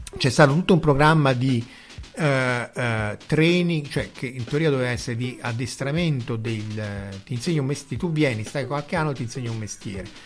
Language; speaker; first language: Italian; native; Italian